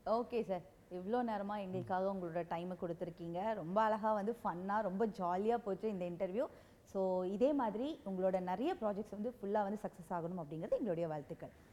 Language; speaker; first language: Tamil; native; Tamil